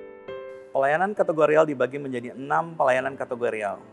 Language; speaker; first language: Indonesian; native; Indonesian